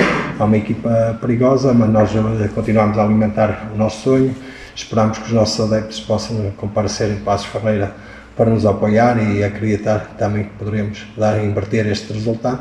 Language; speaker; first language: Portuguese; native; Portuguese